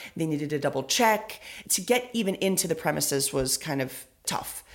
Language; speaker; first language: English; early bilingual, other home language; Spanish